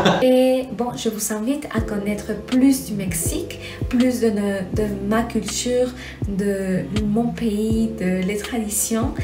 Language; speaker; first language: French; non-native, fluent; Spanish